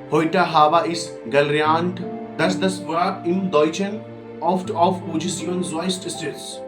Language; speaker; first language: German; non-native, learner; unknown